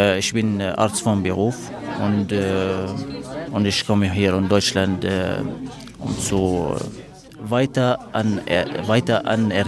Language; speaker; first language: German; non-native, learner; Arabic